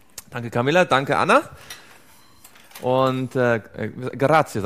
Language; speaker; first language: German; native; German